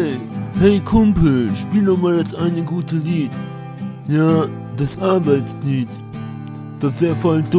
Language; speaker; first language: German; native; German